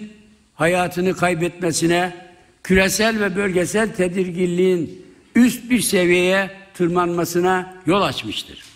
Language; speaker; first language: Turkish; native; Turkish